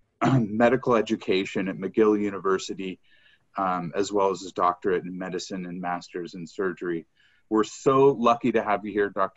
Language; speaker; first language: English; native; English